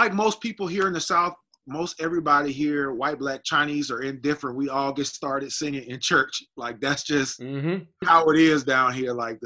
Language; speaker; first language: English; native; English